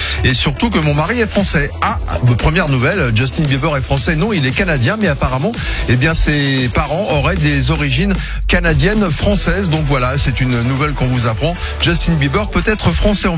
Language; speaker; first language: French; native; French